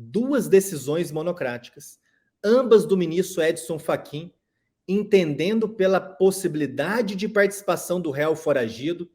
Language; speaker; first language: Portuguese; native; Portuguese